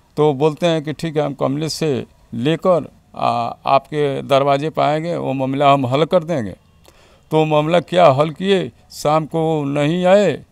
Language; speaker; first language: Hindi; native; Hindi